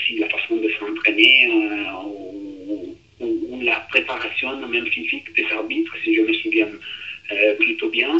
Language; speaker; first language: French; non-native, fluent; Italian